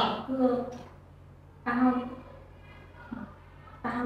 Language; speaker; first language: Chinese; non-native, learner; Vietnamese